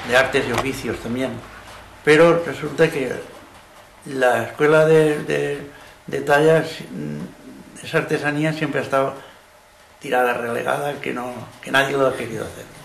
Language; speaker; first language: Spanish; non-native, local second language; Catalan